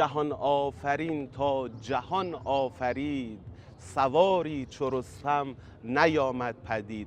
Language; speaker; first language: Persian; native; Persian